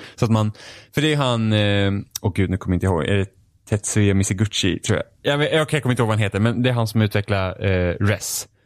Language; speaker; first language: Swedish; native; Swedish